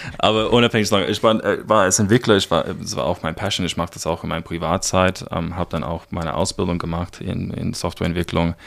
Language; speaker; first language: German; non-native, fluent; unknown